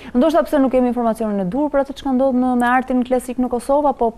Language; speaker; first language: Albanian; native; Albanian